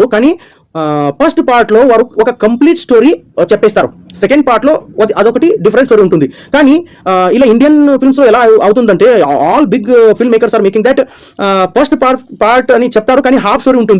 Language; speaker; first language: Telugu; non-native, learner; Kannada